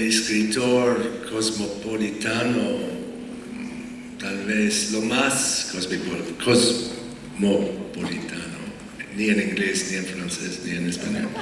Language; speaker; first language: Spanish; non-native, fluent; English